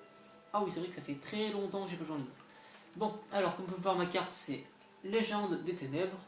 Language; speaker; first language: French; native; French